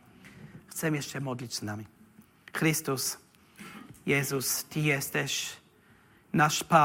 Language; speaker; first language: Polish; non-native, learner; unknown